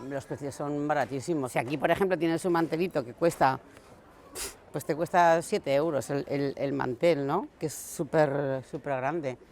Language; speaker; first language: Spanish; native; Spanish